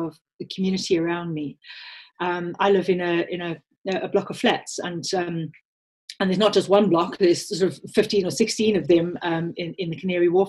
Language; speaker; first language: English; native; English